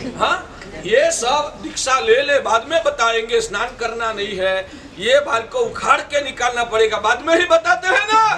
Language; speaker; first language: Hindi; non-native, local second language; Gujarati